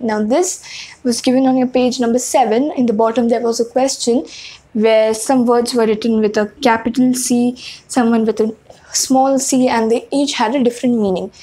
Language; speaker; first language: English; non-native, local second language; Hindi